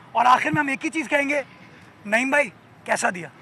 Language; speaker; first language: Urdu; native; Urdu